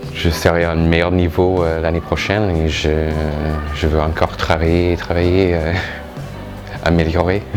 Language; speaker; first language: French; non-native, fluent; English